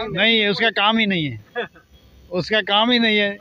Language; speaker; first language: Hindi; non-native, local second language; Gujarati